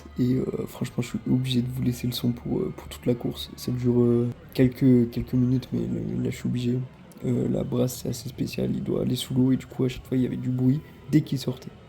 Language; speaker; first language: French; native; French